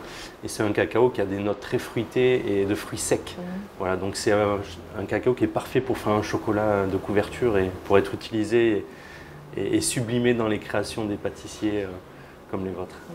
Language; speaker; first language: French; native; French